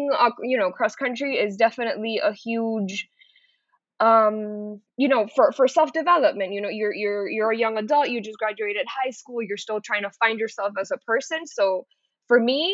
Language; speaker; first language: English; non-native, fluent; Spanish